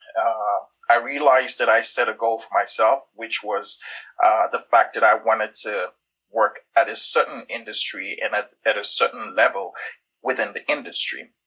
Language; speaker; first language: English; non-native, local second language; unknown